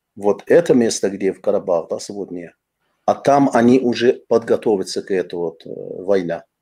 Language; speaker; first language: Russian; non-native, fluent; Azerbaijani